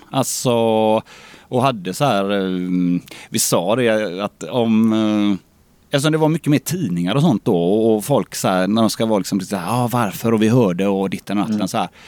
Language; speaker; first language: Swedish; native; Swedish